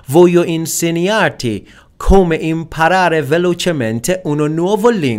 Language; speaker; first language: Italian; non-native, learner; Persian